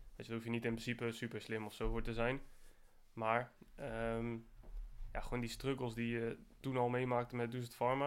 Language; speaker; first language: Dutch; native; Dutch